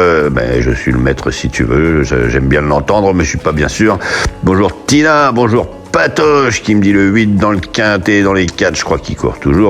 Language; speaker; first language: French; native; French